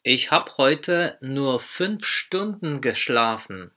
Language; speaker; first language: German; non-native, fluent; Polish